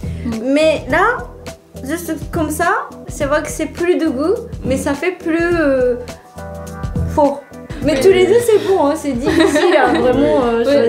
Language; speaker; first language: French; non-native, fluent; Japanese